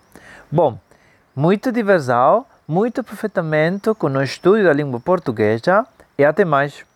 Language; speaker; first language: Portuguese; non-native, fluent; Spanish